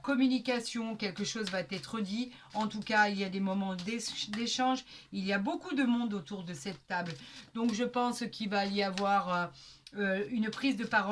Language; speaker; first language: French; native; French